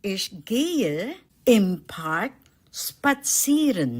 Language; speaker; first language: German; non-native, fluent; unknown